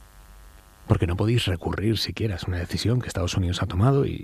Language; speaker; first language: Spanish; native; Spanish